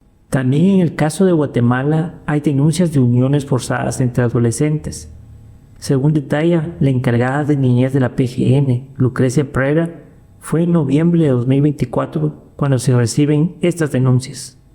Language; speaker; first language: Spanish; native; Spanish